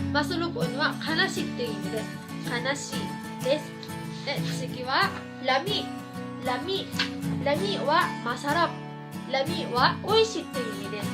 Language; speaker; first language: Japanese; non-native, fluent; Filipino